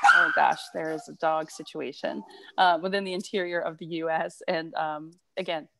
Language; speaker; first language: English; native; English